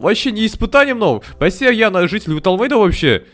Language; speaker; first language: Russian; non-native, local second language; Kazakh